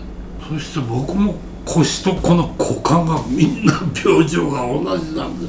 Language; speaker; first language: Japanese; native; Japanese